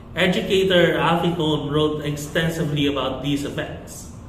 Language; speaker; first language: English; non-native, local second language; Filipino